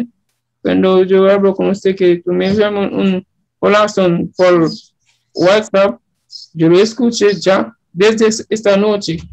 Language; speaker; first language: Spanish; non-native, learner; Haitian Creole